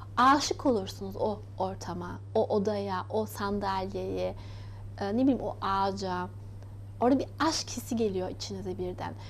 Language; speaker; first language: Turkish; early bilingual, heritage; Turkish